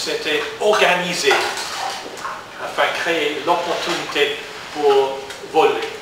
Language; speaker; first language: French; non-native, learner; English